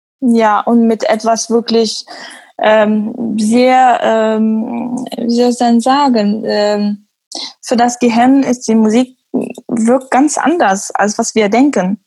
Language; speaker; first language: German; non-native, fluent; Arabic